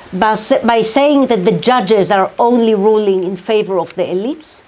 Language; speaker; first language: English; non-native, fluent; Hebrew